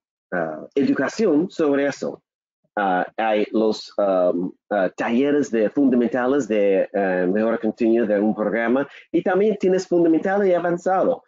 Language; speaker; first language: Spanish; non-native, learner; English